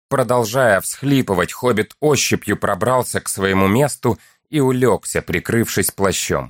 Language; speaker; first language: Russian; native; Russian